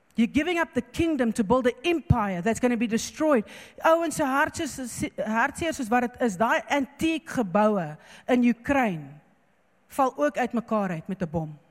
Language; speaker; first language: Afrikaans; non-native, local second language; English